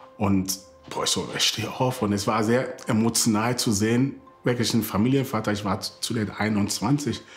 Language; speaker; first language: German; early bilingual, other home language; Akan